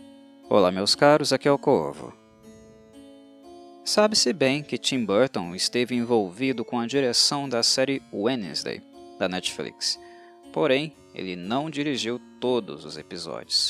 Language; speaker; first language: Portuguese; native; Portuguese